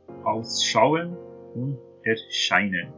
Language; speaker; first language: German; non-native, fluent; Persian